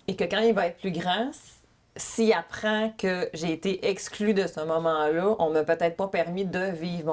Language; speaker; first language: French; native; French